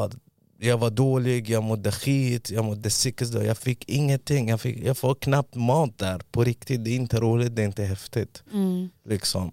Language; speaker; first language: Swedish; early bilingual, other home language; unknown